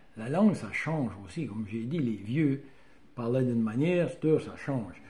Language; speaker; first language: French; native; French